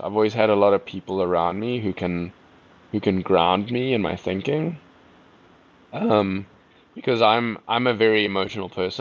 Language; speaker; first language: English; native; English